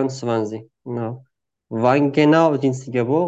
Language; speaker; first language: German; non-native, fluent; Turkish